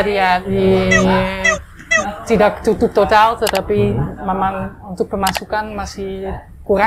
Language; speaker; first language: Indonesian; non-native, fluent; Dutch